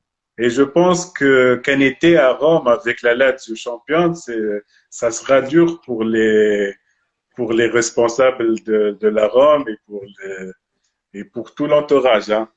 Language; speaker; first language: French; non-native, local second language; Arabic